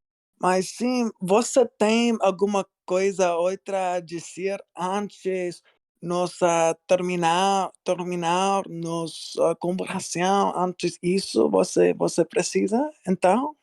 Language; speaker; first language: Portuguese; non-native, learner; English